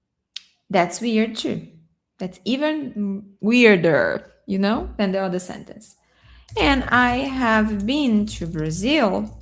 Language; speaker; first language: English; non-native, fluent; Portuguese